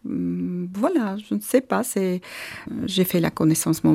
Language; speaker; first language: French; non-native, fluent; Armenian